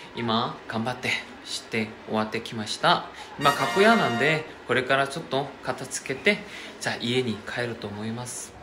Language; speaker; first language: Japanese; non-native, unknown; Korean